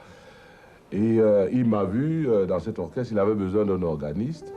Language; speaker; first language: French; non-native, local second language; Duala